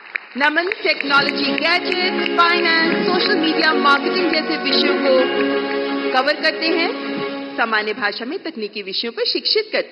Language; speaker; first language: Hindi; native; Hindi